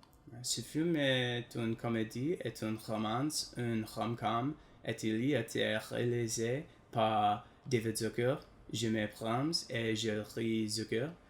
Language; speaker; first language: French; non-native, learner; English